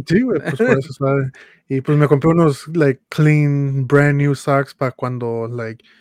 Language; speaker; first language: Spanish; early bilingual, other home language; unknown